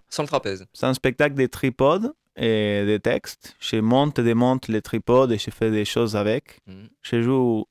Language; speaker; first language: French; non-native, fluent; Spanish